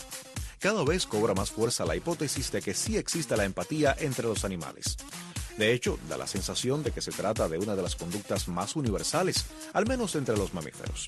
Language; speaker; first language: Spanish; native; Spanish